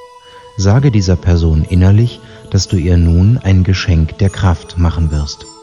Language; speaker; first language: German; native; German